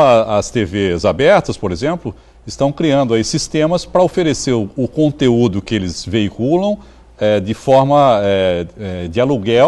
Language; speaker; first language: Portuguese; native; Portuguese